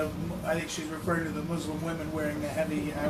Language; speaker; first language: English; native; English